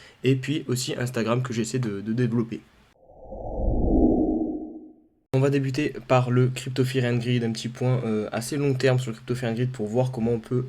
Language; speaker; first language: French; native; French